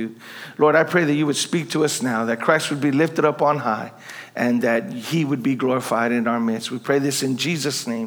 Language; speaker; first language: English; native; English